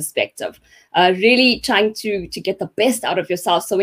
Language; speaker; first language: English; native; English